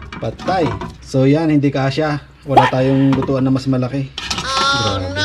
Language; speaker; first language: Filipino; non-native, local second language; Iloko